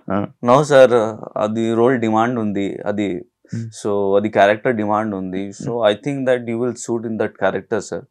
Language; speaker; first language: Telugu; non-native, local second language; Hindi